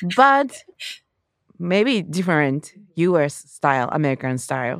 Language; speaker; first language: English; non-native, learner; Japanese